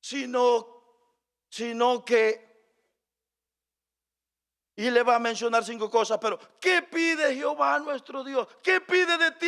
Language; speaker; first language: Spanish; native; Spanish